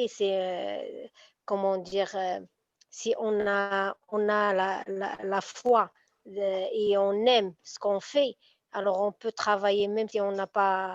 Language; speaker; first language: French; non-native, local second language; Arabic